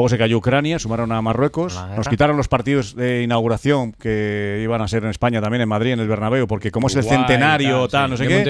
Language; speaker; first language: Spanish; native; Spanish